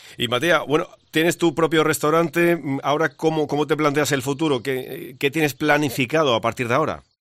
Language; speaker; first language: Spanish; native; Spanish